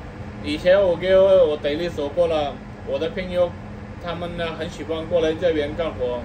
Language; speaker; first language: Chinese; non-native, learner; Telugu